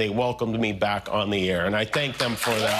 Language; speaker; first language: English; native; English